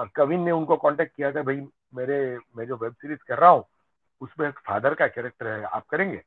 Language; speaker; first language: Hindi; non-native, local second language; Gujarati